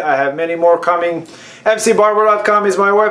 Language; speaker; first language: English; non-native, fluent; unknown